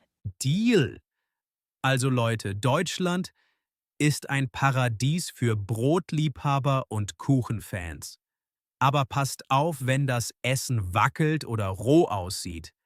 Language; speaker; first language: German; non-native, fluent; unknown